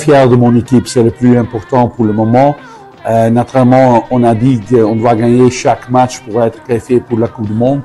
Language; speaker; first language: French; non-native, fluent; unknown